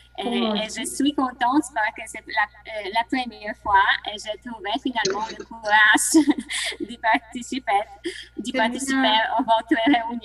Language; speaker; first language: French; non-native, learner; Polish